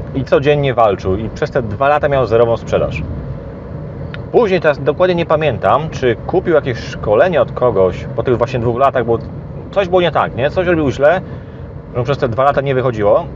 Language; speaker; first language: Polish; native; Polish